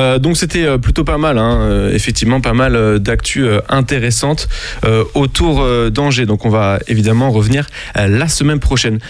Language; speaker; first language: French; native; French